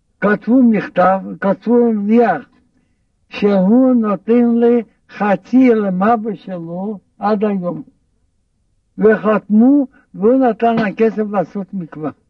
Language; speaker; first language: Hebrew; non-native, fluent; Russian